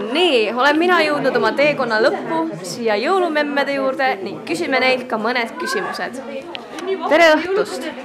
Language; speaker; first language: Estonian; native; Estonian